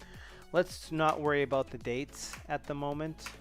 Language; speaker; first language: English; native; English